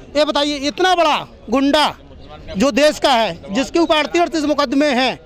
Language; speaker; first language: Hindi; native; Hindi